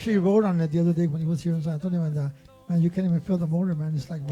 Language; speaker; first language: English; native; English